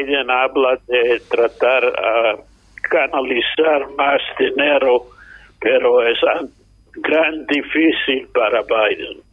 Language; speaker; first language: Spanish; non-native, fluent; English